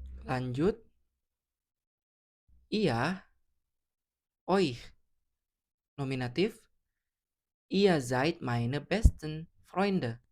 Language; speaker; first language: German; non-native, fluent; Indonesian